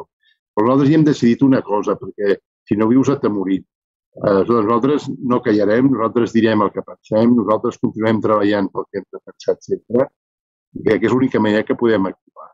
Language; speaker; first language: Catalan; native; Catalan